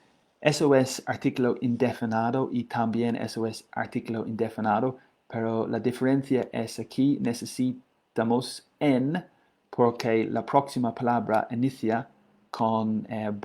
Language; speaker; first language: Spanish; non-native, learner; English